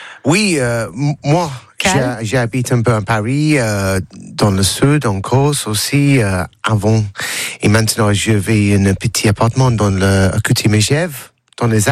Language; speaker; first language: French; non-native, learner; English